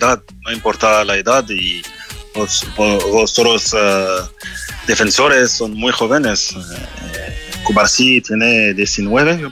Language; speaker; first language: Spanish; non-native, fluent; French